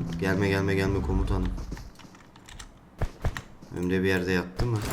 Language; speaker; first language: Turkish; native; Turkish